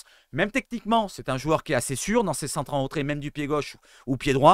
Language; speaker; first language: French; native; French